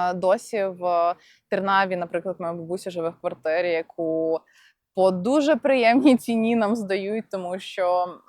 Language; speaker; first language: Ukrainian; non-native, local second language; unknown